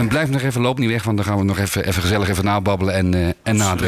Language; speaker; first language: Dutch; native; Dutch